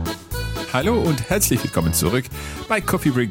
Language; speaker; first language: German; non-native, learner; English